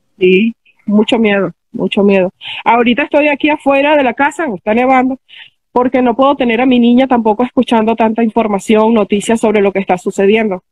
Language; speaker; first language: Spanish; native; Spanish